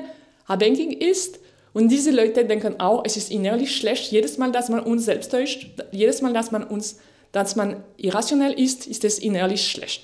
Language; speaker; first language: German; non-native, fluent; French